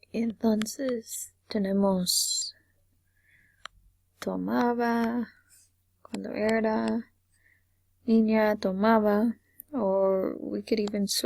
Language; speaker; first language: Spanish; non-native, fluent; English